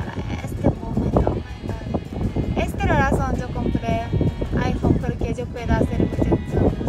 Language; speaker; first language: Spanish; non-native, learner; Japanese